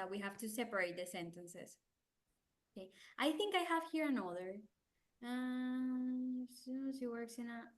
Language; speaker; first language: English; non-native, fluent; Spanish